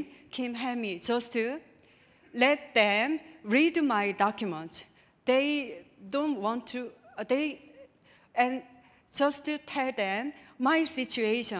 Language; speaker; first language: English; non-native, learner; Korean